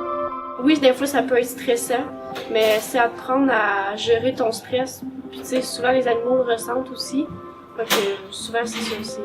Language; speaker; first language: French; native; French